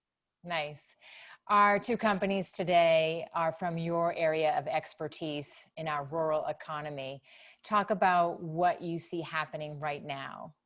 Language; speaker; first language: English; native; English